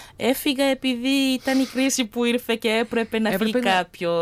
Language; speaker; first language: Greek; non-native, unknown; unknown